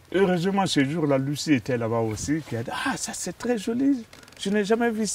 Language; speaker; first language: French; non-native, local second language; Mandingo